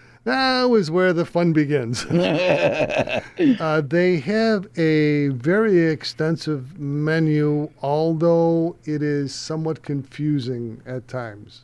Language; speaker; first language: English; native; English